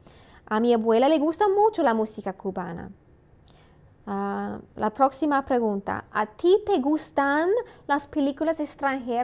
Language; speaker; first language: Spanish; non-native, fluent; English